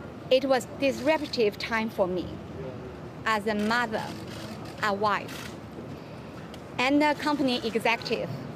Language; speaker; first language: English; non-native, fluent; Chinese